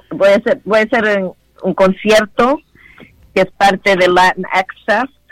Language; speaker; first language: Spanish; early bilingual, heritage; Spanish